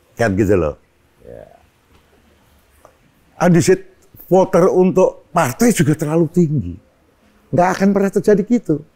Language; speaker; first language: Indonesian; non-native, local second language; Javanese